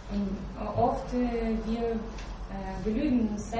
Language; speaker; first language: German; non-native, fluent; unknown